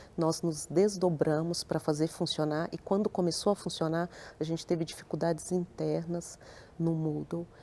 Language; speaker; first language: Portuguese; native; Portuguese